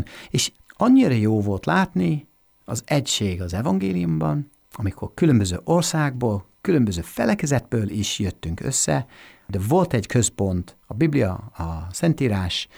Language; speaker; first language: Hungarian; non-native, fluent; English